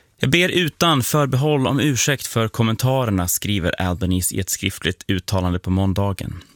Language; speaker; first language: Swedish; native; Swedish